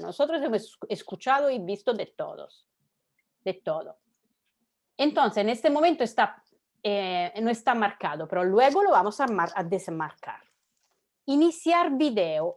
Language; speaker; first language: Spanish; non-native, fluent; Italian